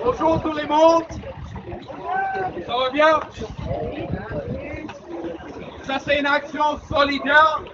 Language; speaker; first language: French; non-native, learner; English